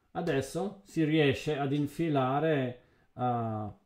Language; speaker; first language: Italian; non-native, fluent; English